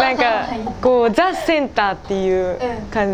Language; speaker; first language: Japanese; native; Japanese